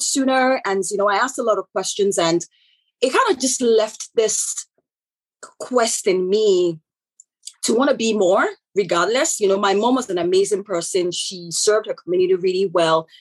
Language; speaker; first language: English; non-native, local second language; Yoruba